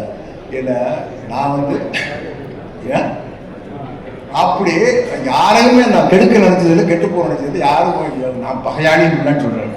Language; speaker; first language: Tamil; native; Tamil